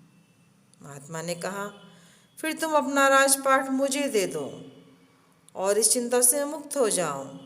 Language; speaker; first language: Hindi; native; Hindi